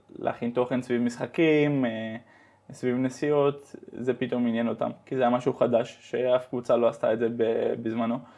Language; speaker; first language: Hebrew; early bilingual, heritage; Hebrew